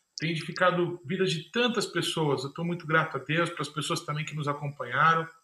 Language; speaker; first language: Portuguese; native; Portuguese